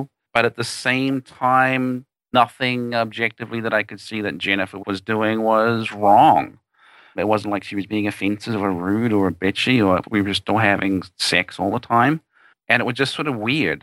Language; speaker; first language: English; native; English